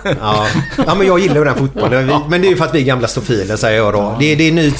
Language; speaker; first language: Swedish; native; Swedish